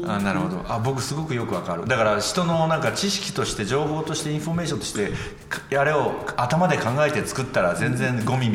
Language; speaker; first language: Japanese; native; Japanese